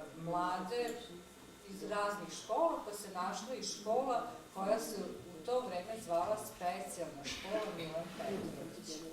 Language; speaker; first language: Bosnian; native; Bosnian